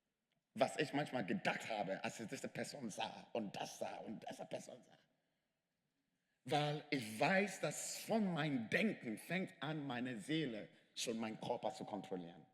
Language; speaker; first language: German; non-native, fluent; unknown